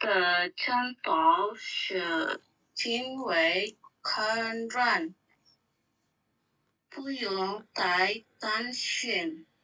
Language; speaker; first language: Chinese; non-native, learner; Indonesian